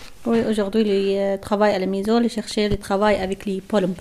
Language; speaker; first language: French; non-native, learner; Arabic